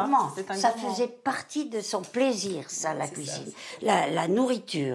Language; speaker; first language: French; native; French